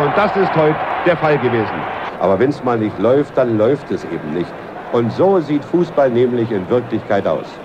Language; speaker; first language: German; native; German